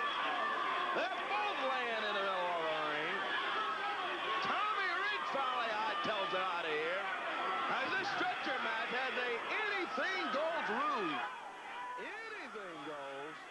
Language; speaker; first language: English; native; English